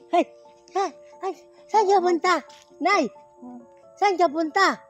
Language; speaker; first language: Filipino; non-native, local second language; Cebuano